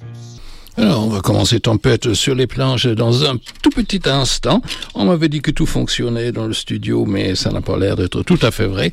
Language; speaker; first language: French; native; French